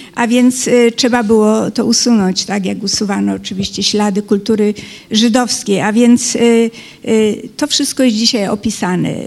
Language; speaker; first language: Polish; native; Polish